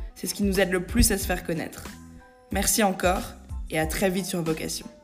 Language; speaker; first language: French; native; French